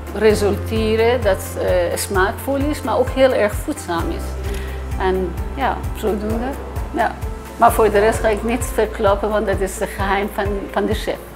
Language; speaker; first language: Dutch; non-native, fluent; Persian